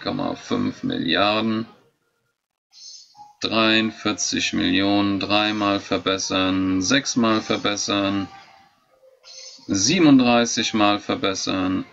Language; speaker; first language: German; native; German